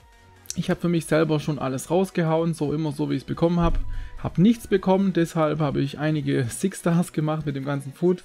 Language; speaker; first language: German; native; German